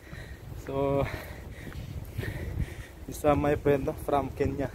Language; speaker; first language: English; non-native, learner; Filipino